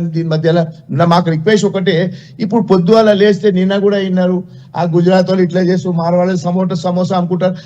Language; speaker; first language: Telugu; non-native, local second language; Gujarati